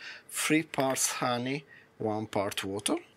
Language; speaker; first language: English; non-native, fluent; Italian